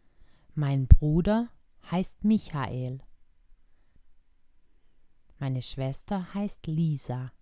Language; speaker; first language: German; non-native, fluent; Croatian